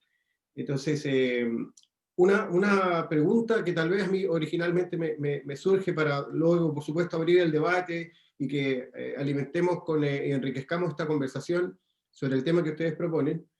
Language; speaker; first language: Spanish; native; Spanish